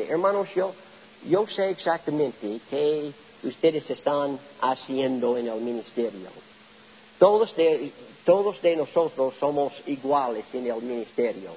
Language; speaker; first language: Spanish; non-native, learner; English